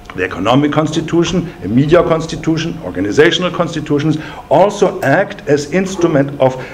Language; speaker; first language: English; non-native, fluent; German